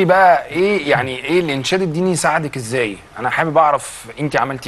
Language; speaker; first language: Arabic; native; Arabic